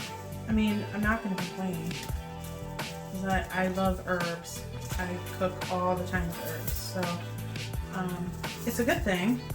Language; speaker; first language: English; native; English